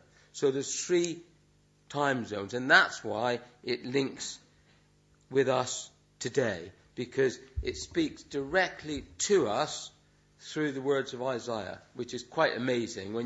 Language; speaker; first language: English; native; English